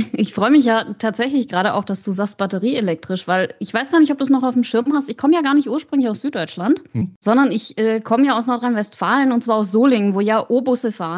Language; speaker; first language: German; native; German